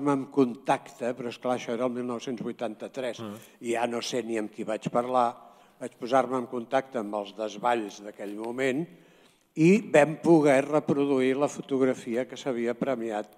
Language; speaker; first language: Catalan; native; Catalan